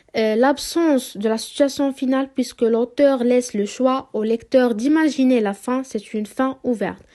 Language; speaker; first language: French; non-native, local second language; Arabic